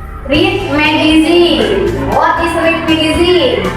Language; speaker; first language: English; non-native, learner; Indonesian